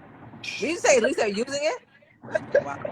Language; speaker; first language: English; native; English